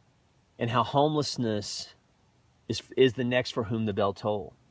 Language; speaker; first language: English; native; English